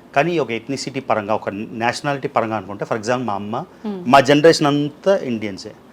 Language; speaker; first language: Telugu; native; Telugu